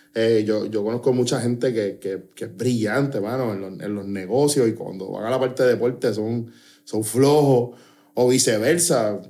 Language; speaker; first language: Spanish; native; Spanish